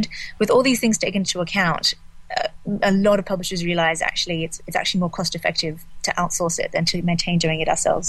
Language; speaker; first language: English; native; English